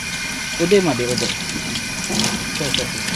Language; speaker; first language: Japanese; non-native, fluent; Filipino